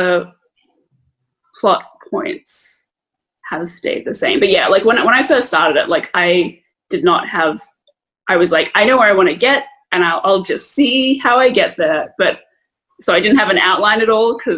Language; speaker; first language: English; native; English